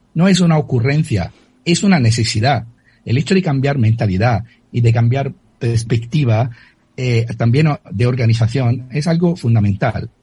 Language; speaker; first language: Spanish; non-native, fluent; Italian